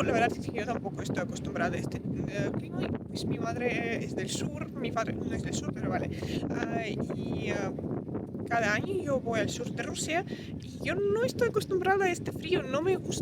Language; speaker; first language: Spanish; non-native, fluent; Russian